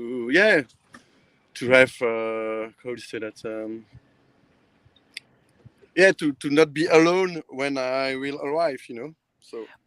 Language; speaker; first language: English; non-native, learner; French